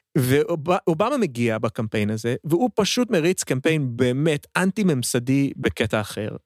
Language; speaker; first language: Hebrew; early bilingual, other home language; English